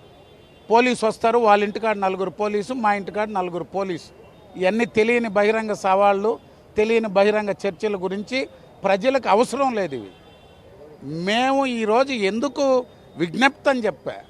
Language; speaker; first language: Telugu; native; Telugu